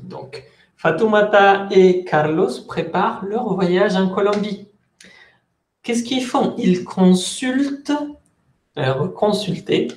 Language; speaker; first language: French; non-native, fluent; Spanish